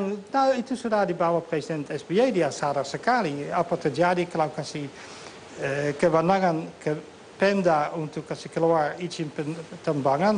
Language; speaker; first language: Indonesian; non-native, fluent; Dutch